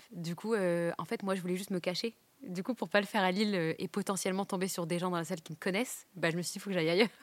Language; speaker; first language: French; native; French